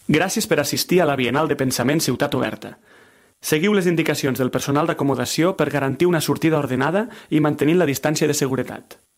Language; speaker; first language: Catalan; native; Catalan